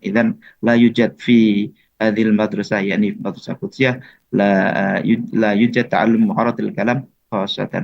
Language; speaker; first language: Arabic; non-native, fluent; Indonesian